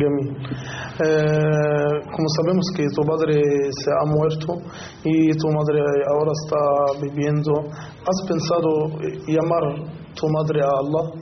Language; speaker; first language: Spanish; non-native, fluent; Arabic